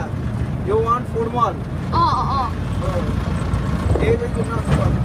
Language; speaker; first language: English; non-native, learner; Hindi